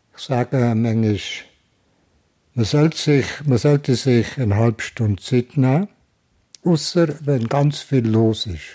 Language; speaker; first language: German; native; German